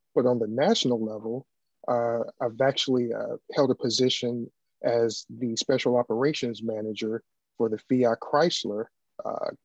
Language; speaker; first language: English; native; English